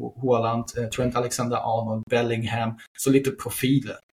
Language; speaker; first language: Swedish; non-native, fluent; German